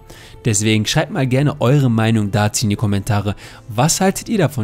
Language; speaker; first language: German; native; German